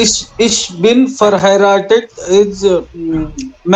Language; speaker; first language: German; non-native, learner; Hindi